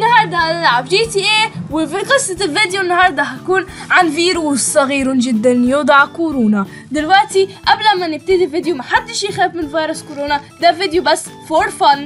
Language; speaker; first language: Arabic; native; Arabic